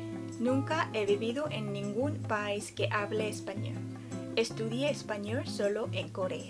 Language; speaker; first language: Spanish; non-native, fluent; Korean